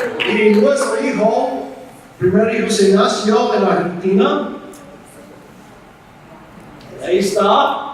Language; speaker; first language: Spanish; non-native, fluent; English